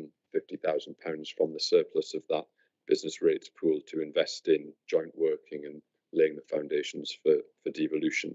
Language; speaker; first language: English; native; English